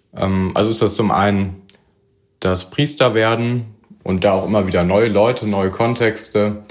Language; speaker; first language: German; native; German